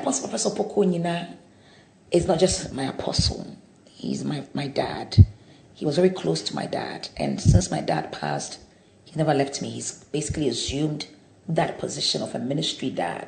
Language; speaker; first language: English; non-native, local second language; Akan